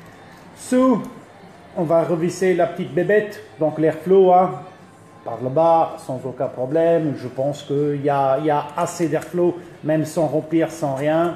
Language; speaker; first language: French; early bilingual, other home language; Italian